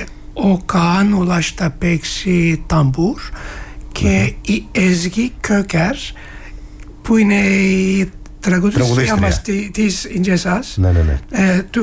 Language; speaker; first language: Greek; non-native, learner; Turkish